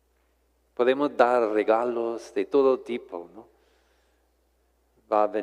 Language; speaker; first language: Spanish; non-native, fluent; English